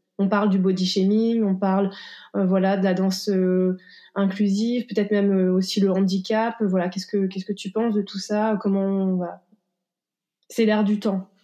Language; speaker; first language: French; native; French